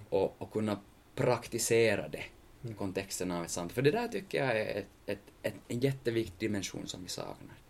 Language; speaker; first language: Swedish; native; Swedish